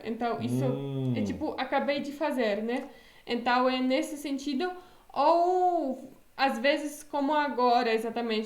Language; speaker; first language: Portuguese; non-native, fluent; Polish